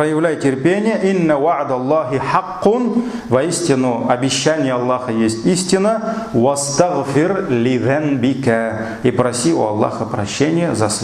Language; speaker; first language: Russian; non-native, local second language; Tatar